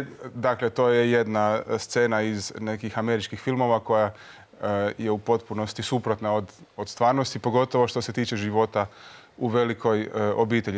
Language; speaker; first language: Croatian; native; Croatian